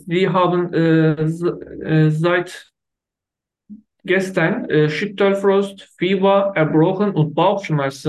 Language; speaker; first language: German; non-native, learner; Turkish